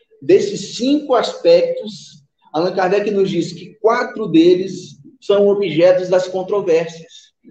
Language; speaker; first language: Portuguese; native; Portuguese